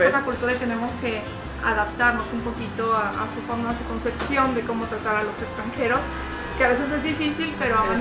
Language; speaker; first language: Spanish; native; Spanish